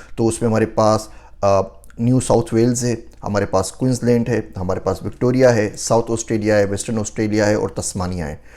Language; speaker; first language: Urdu; native; Urdu